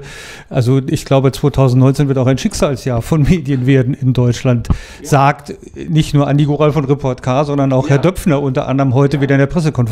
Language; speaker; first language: German; native; German